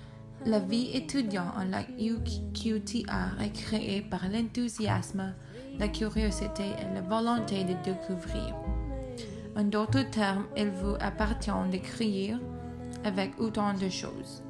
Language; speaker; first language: French; non-native, learner; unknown